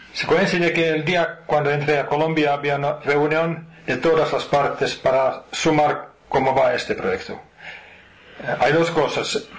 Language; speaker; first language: Spanish; non-native, fluent; Finnish